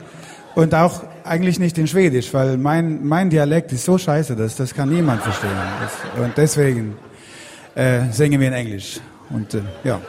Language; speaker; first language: German; non-native, fluent; Swedish